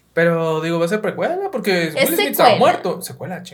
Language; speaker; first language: Spanish; native; Spanish